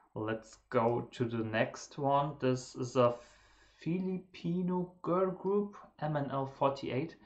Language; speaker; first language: English; non-native, fluent; German